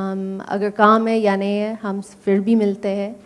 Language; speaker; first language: Hindi; non-native, learner; English